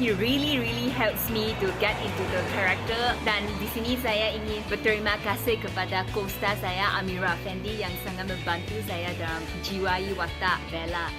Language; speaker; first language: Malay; non-native, local second language; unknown